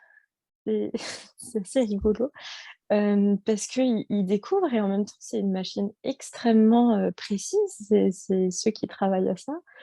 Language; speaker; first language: French; native; French